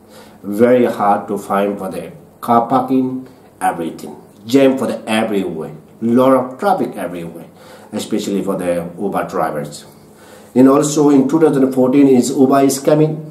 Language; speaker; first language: English; non-native, learner; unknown